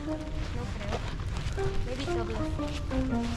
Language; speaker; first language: English; non-native, fluent; Spanish